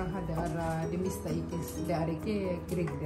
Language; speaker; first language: Swedish; non-native, learner; Filipino